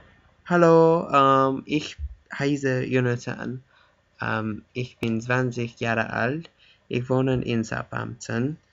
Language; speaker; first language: German; non-native, learner; English